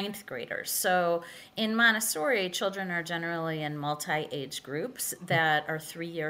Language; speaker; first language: English; native; English